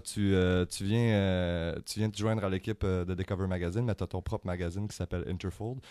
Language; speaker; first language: French; native; French